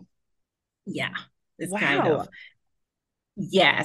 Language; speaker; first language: English; non-native, fluent; Spanish